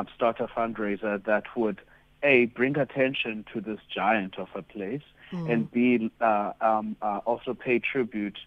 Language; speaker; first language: English; non-native, local second language; Xhosa